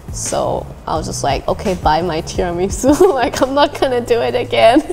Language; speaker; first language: English; non-native, fluent; Thai